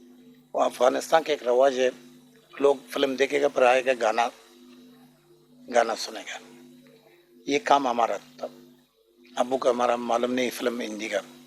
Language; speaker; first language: Hindi; non-native, learner; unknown